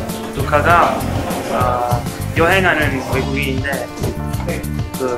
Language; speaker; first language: Korean; non-native, learner; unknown